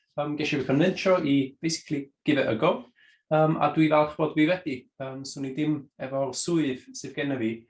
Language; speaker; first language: Welsh; non-native, fluent; German